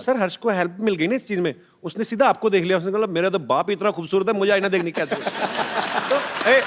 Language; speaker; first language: Hindi; native; Hindi